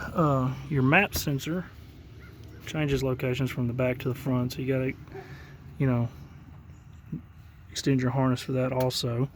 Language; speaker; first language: English; native; English